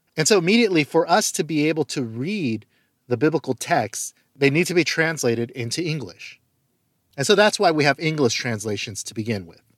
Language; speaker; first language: English; early bilingual, other home language; Korean